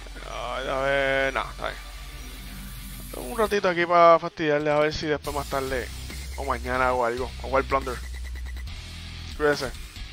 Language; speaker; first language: Spanish; native; Spanish